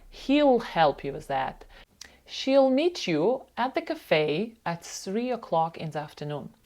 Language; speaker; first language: English; non-native, fluent; Ukrainian